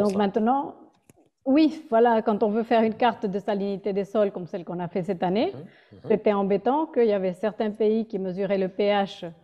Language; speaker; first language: French; non-native, fluent; Spanish